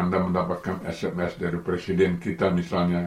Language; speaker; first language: Indonesian; native; Indonesian